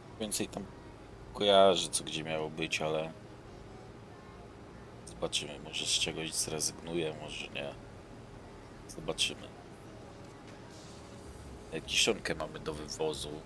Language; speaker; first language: Polish; native; Polish